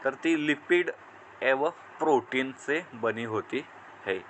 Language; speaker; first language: Hindi; non-native, local second language; Marathi